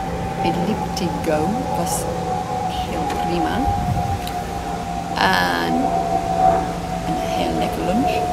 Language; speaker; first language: Dutch; non-native, learner; English